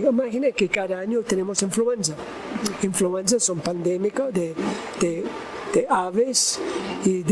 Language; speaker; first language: Spanish; non-native, learner; English